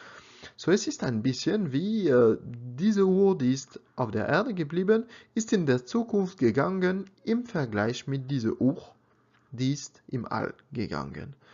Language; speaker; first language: German; non-native, learner; French